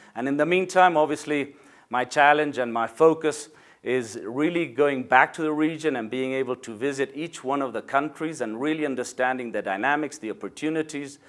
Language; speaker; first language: English; non-native, fluent; Spanish